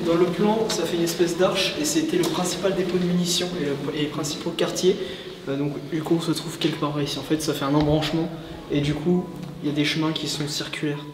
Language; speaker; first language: French; native; French